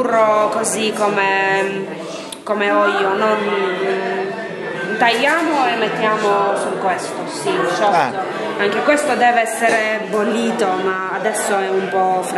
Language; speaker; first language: Italian; non-native, learner; Armenian